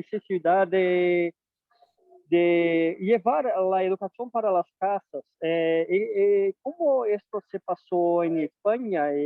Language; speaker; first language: Spanish; non-native, learner; Portuguese